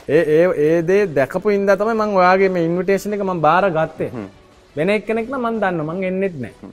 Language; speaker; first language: Sinhala; non-native, local second language; Tamil